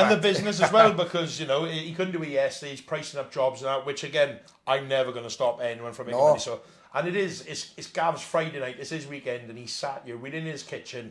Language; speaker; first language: English; native; English